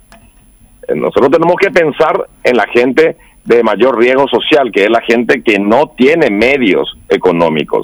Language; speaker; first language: Spanish; native; Spanish